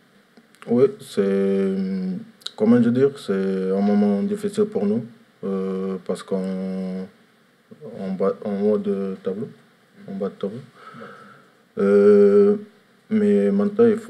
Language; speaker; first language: French; non-native, learner; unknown